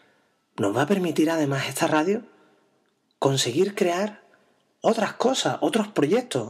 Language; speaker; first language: Spanish; native; Spanish